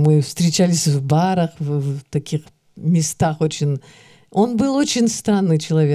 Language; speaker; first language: Russian; early bilingual, heritage; Russian